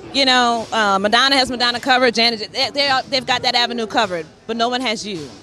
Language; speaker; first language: English; native; English